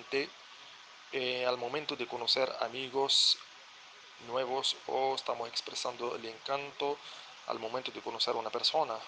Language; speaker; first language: Spanish; non-native, fluent; Arabic